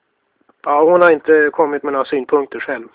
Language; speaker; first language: Swedish; native; Swedish